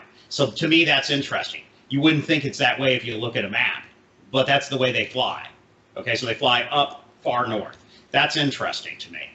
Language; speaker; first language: English; native; English